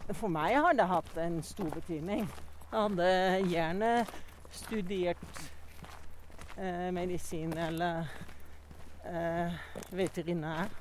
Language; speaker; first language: Norwegian; non-native, fluent; Dutch